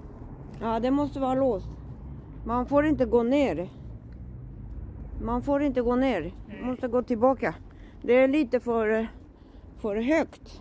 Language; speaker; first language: Swedish; non-native, fluent; Japanese